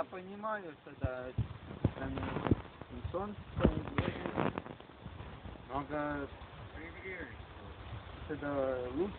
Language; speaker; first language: Russian; non-native, learner; Estonian